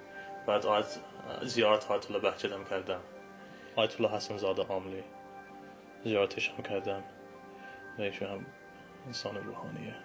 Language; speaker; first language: Persian; non-native, fluent; English